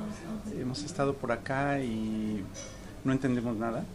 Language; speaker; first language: Spanish; native; Spanish